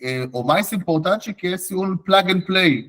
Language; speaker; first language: Portuguese; non-native, fluent; Hebrew